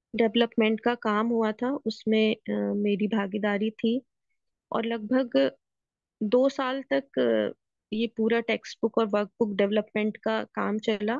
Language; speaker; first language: Hindi; native; Hindi